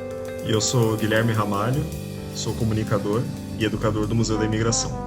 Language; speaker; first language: Portuguese; native; Portuguese